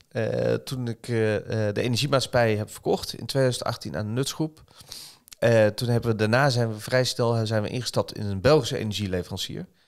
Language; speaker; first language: Dutch; native; Dutch